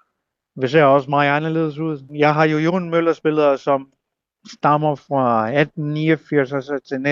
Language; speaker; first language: Danish; non-native, local second language; Kalaallisut